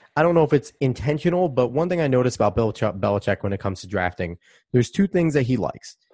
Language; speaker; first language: English; native; English